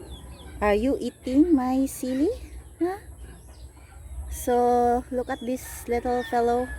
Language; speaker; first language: English; non-native, local second language; Filipino